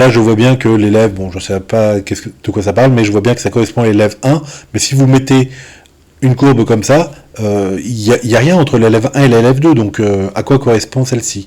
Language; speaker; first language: French; native; French